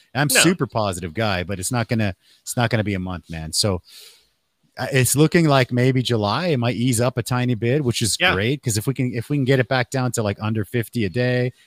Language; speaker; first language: English; native; English